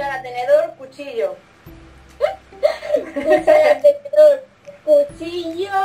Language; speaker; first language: Spanish; native; Spanish